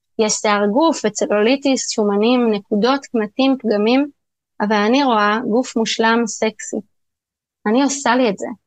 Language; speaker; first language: Hebrew; native; Hebrew